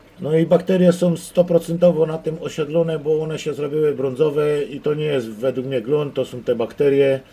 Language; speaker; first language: Polish; native; Polish